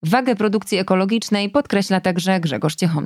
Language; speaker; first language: Polish; native; Polish